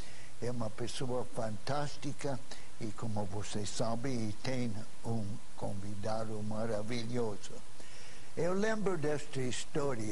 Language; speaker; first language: Portuguese; non-native, fluent; English